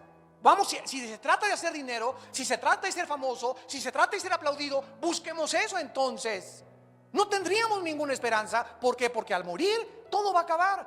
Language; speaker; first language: Spanish; native; Spanish